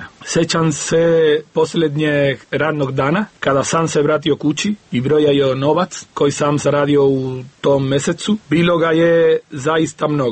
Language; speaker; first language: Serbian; non-native, learner; Spanish